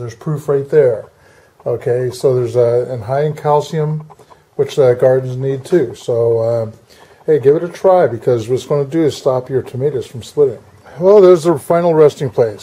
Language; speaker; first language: English; native; English